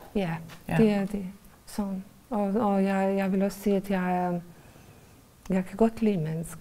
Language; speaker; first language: Danish; non-native, fluent; Bosnian